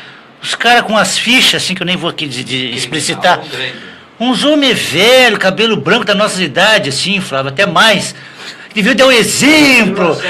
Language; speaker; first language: Portuguese; native; Portuguese